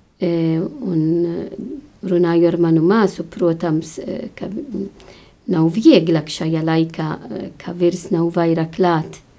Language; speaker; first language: Latvian; non-native, fluent; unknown